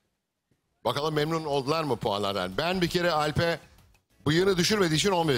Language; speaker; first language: Turkish; native; Turkish